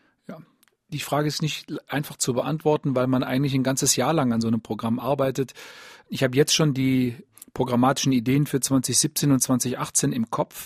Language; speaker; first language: German; native; German